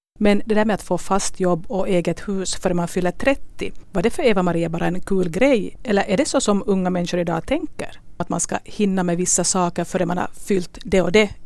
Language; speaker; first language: Swedish; native; Swedish